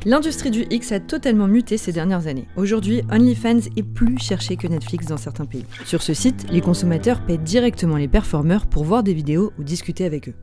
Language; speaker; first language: French; native; French